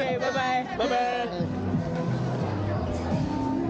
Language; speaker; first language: Chinese; non-native, learner; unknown